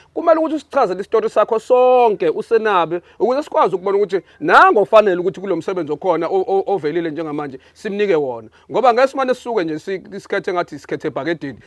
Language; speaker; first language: Zulu; native; Zulu